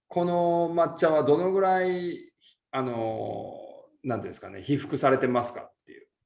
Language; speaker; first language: Japanese; native; Japanese